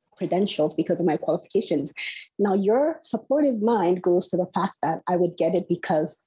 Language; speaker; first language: English; non-native, local second language; Igbo